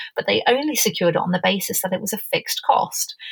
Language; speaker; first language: English; native; English